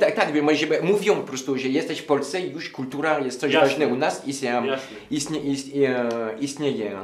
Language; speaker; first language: Polish; non-native, learner; French